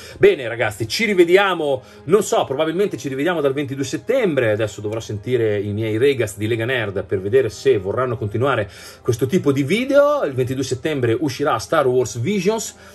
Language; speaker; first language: Italian; native; Italian